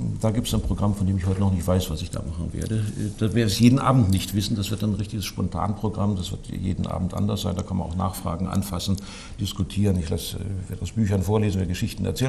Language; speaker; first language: German; native; German